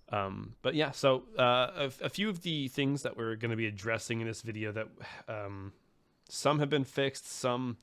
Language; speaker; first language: English; native; English